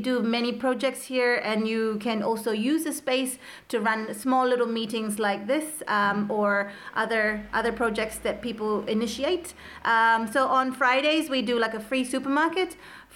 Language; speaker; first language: English; native; English